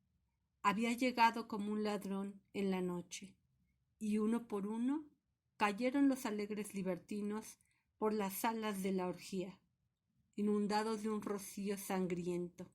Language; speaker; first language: Spanish; native; Spanish